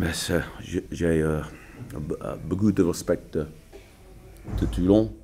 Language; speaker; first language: French; non-native, learner; English